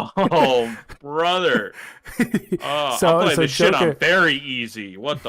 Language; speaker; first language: English; native; English